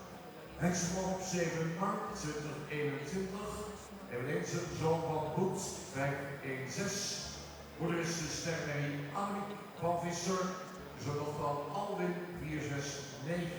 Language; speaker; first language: Dutch; native; Dutch